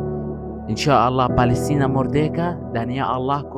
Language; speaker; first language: Indonesian; non-native, learner; Arabic